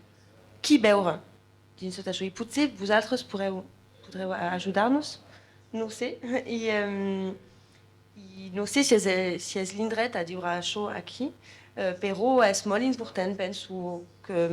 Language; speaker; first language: Catalan; non-native, local second language; French